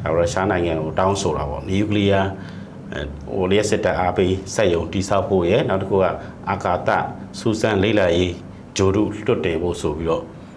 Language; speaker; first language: Burmese; native; Burmese